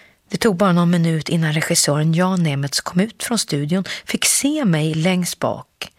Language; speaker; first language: Swedish; native; Swedish